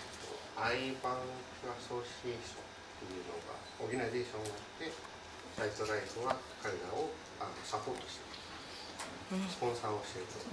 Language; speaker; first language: Japanese; early bilingual, heritage; Japanese